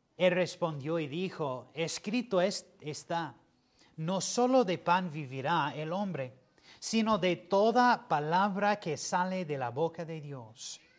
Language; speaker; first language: Spanish; non-native, fluent; English